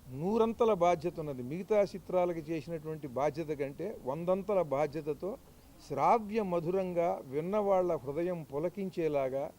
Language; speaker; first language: Telugu; native; Telugu